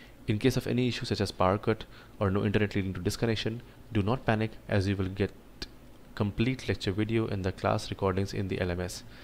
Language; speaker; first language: English; non-native, local second language; Hindi